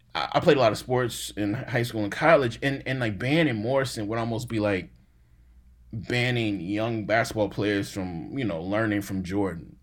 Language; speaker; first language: English; native; English